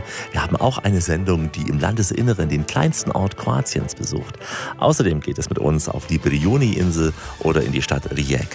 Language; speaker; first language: German; native; German